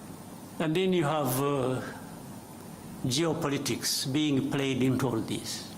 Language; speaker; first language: English; non-native, local second language; Kinyarwanda